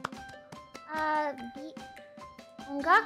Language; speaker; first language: Japanese; non-native, learner; English